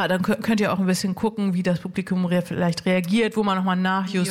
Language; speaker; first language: German; native; German